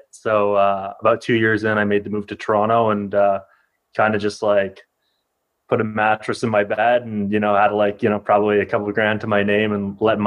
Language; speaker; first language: English; native; English